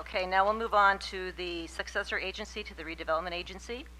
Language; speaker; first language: English; native; English